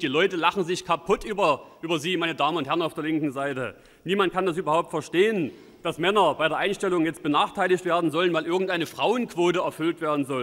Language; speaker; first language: German; native; German